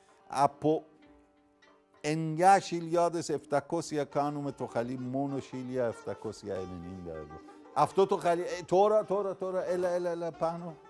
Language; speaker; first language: Greek; non-native, learner; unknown